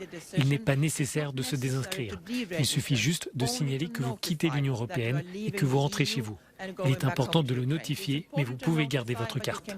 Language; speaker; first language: French; native; French